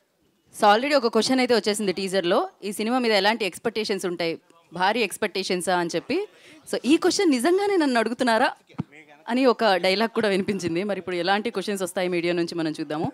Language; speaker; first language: Telugu; native; Telugu